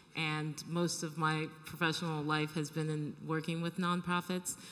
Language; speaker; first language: English; native; English